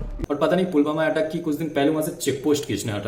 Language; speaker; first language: Hindi; native; Hindi